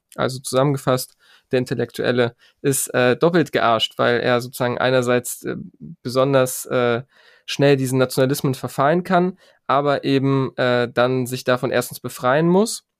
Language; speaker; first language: German; native; German